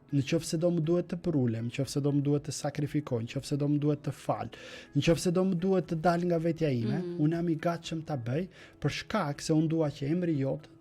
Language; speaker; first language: Albanian; native; Albanian